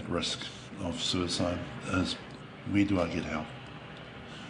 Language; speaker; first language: English; native; English